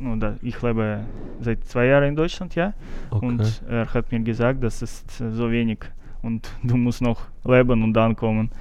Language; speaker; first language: German; non-native, learner; Russian